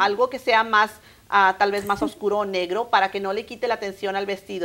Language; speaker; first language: Spanish; early bilingual, heritage; Spanish